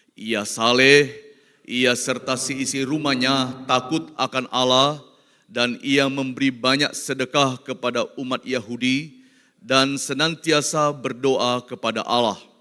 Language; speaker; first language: Indonesian; non-native, local second language; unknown